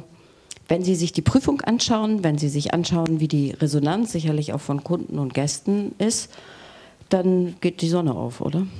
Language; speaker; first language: German; native; German